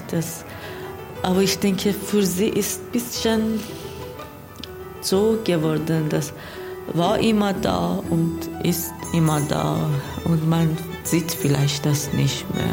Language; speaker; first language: German; non-native, learner; Persian